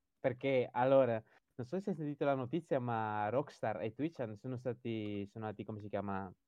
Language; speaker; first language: Italian; early bilingual, other home language; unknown